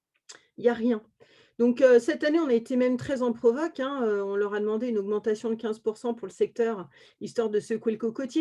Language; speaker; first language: French; native; French